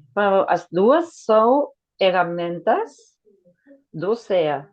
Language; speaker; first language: Portuguese; non-native, fluent; Spanish